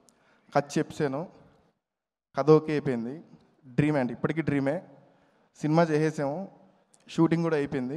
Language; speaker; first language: Telugu; native; Telugu